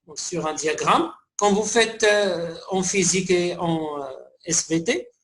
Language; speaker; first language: French; non-native, local second language; Arabic